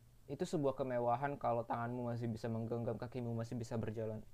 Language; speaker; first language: Indonesian; native; Indonesian